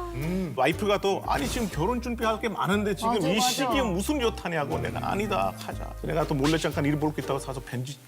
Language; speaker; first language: Korean; non-native, fluent; Hindi